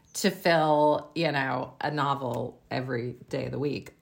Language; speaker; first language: English; native; English